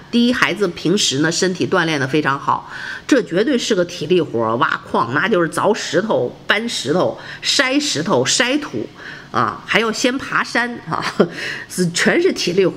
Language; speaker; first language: Chinese; native; Chinese